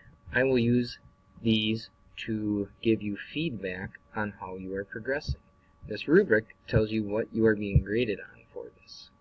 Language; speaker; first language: English; native; English